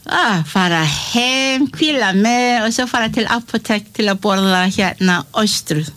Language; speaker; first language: Icelandic; non-native, learner; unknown